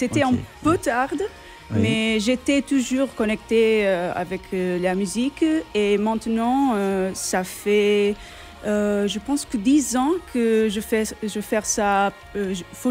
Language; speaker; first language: French; non-native, fluent; Portuguese